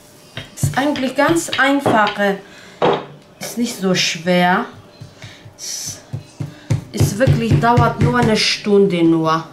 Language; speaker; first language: German; non-native, learner; Turkish